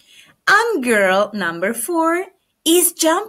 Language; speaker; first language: English; non-native, fluent; Spanish